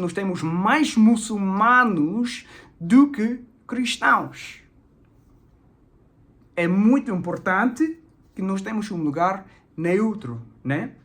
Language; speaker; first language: Portuguese; non-native, fluent; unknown